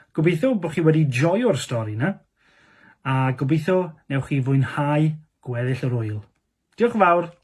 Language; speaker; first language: Welsh; non-native, local second language; English